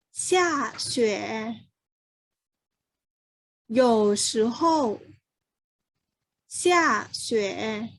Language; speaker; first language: Chinese; non-native, fluent; Thai